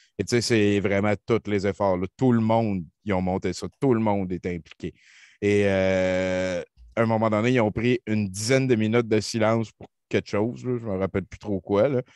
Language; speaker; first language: French; native; French